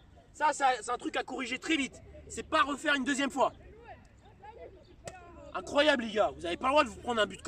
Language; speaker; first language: French; native; French